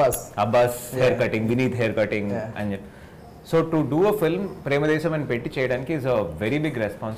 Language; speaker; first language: Telugu; native; Telugu